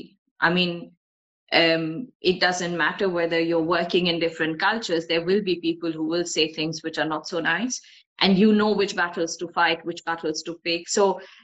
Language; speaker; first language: English; non-native, local second language; Bangla